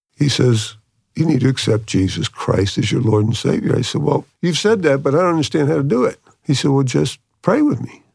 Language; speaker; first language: English; native; English